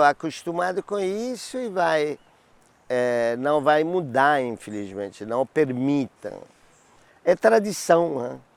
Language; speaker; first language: Portuguese; non-native, learner; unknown